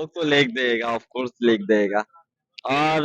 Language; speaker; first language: Hindi; non-native, learner; Bangla